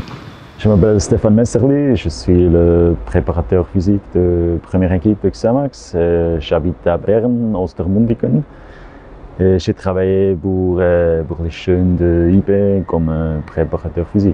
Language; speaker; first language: French; non-native, learner; German